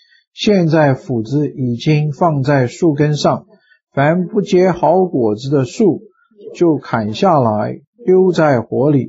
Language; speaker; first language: Chinese; native; Chinese